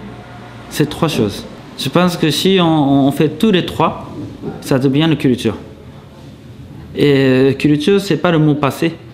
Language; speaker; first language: French; non-native, fluent; Japanese